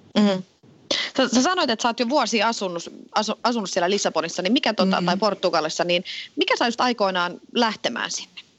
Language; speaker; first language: Finnish; native; Finnish